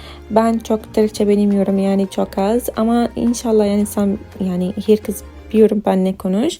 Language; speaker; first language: Turkish; non-native, learner; Arabic